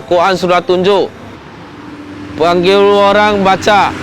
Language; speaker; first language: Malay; non-native, local second language; Chinese